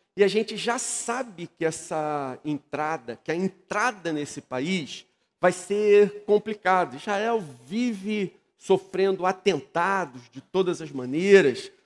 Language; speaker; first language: Portuguese; native; Portuguese